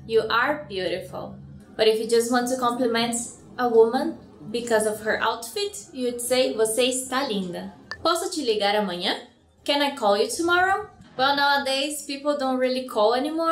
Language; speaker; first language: English; non-native, fluent; Portuguese